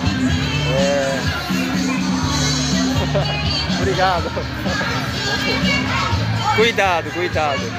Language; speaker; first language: Portuguese; non-native, learner; Korean